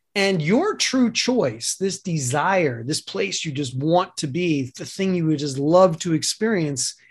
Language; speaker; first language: English; native; English